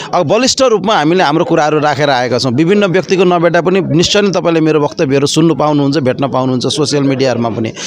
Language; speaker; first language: Nepali; native; Nepali